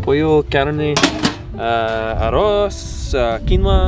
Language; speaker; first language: Spanish; non-native, learner; English